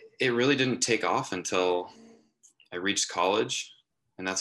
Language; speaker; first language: English; native; English